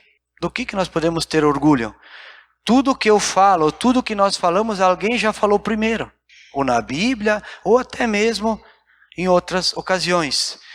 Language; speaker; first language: Portuguese; native; Portuguese